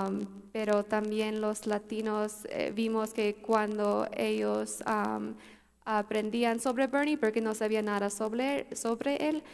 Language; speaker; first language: Spanish; early bilingual, heritage; Spanish